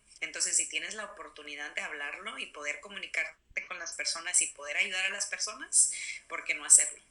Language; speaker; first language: Spanish; early bilingual, other home language; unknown